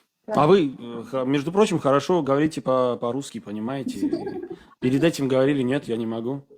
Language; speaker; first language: Russian; non-native, fluent; Armenian